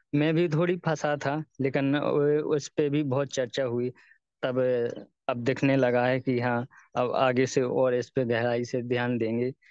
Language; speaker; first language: Hindi; native; Hindi